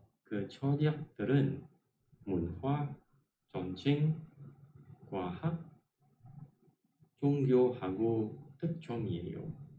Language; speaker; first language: Korean; non-native, learner; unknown